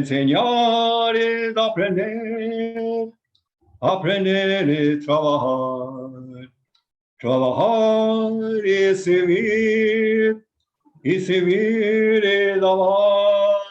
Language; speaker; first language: Spanish; non-native, fluent; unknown